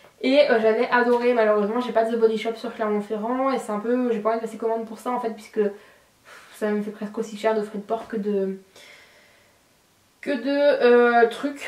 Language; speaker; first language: French; native; French